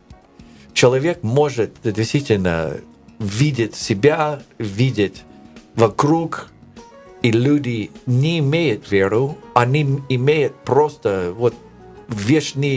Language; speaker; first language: Ukrainian; non-native, learner; English